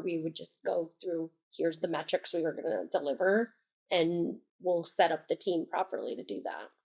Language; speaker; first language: English; native; English